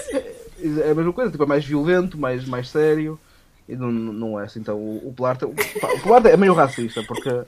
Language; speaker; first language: Portuguese; native; Portuguese